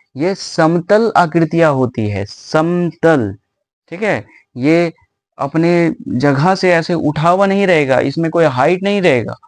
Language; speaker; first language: Hindi; native; Hindi